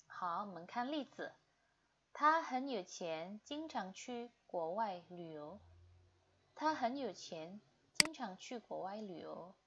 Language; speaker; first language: Chinese; non-native, fluent; Indonesian